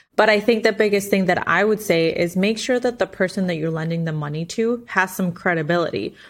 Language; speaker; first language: English; non-native, fluent; Spanish